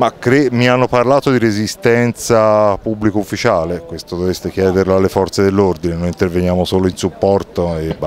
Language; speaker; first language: Italian; native; Italian